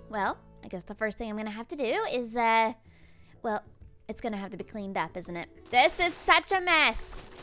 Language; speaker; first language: English; native; English